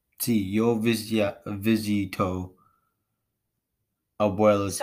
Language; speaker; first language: Spanish; non-native, learner; English